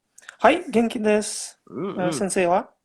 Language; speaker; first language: Japanese; non-native, learner; Russian